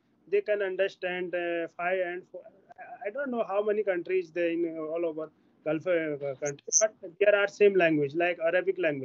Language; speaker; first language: English; non-native, learner; Hindi